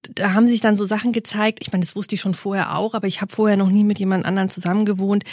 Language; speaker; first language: German; native; German